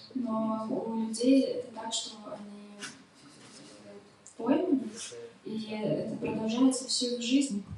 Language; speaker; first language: Russian; native; Russian